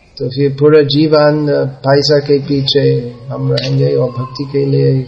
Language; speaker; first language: Hindi; non-native, fluent; English